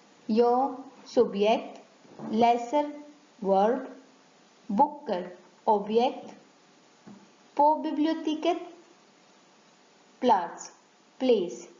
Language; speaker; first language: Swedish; non-native, learner; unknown